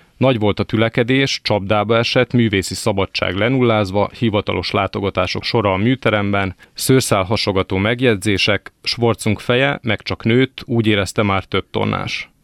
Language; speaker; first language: Hungarian; native; Hungarian